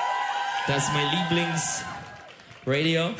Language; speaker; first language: German; non-native, learner; Turkish